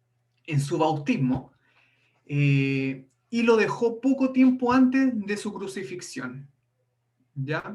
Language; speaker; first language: Spanish; native; Spanish